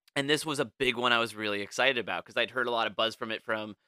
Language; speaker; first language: English; native; English